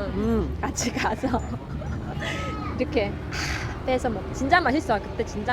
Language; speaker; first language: Korean; non-native, learner; Vietnamese